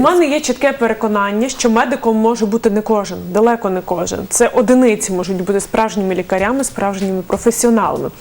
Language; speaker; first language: Ukrainian; native; Ukrainian